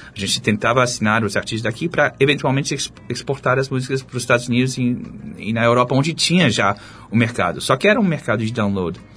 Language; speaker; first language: Portuguese; non-native, fluent; English